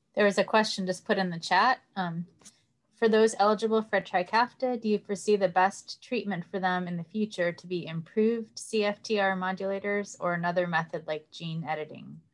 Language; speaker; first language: English; native; English